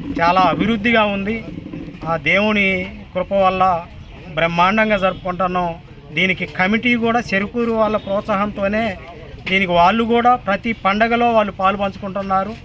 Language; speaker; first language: Telugu; native; Telugu